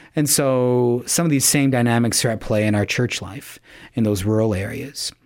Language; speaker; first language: English; native; English